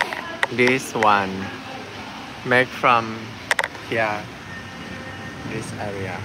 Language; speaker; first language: English; non-native, learner; Thai